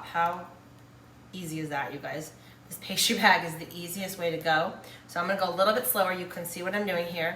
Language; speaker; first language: English; native; English